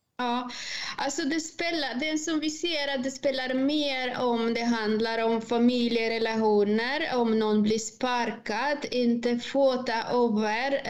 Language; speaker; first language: Swedish; non-native, fluent; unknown